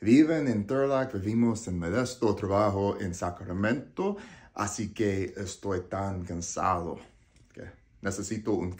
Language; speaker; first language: Spanish; early bilingual, heritage; English